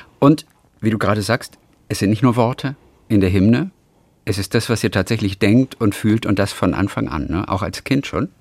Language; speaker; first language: German; native; German